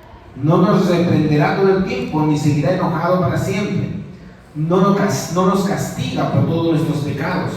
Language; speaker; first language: Spanish; native; Spanish